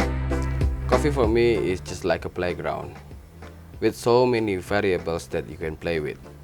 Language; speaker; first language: English; non-native, learner; Indonesian